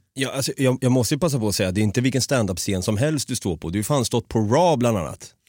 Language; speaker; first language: Swedish; native; Swedish